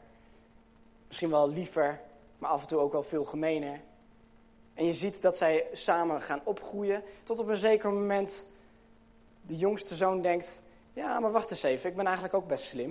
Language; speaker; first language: Dutch; native; Dutch